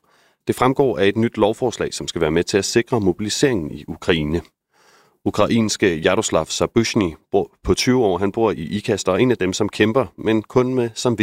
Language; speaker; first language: Danish; native; Danish